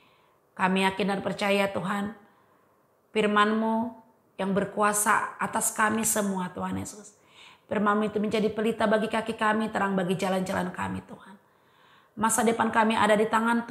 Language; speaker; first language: Indonesian; native; Indonesian